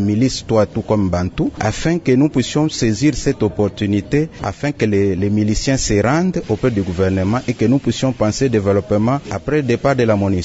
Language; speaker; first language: French; non-native, local second language; Swahili